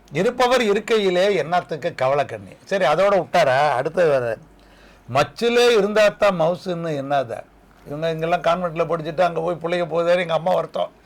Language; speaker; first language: Tamil; native; Tamil